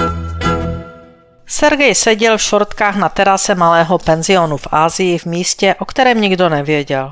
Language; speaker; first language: Czech; native; Czech